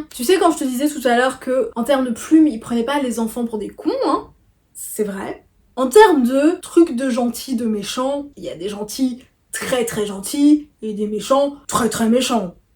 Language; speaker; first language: French; native; French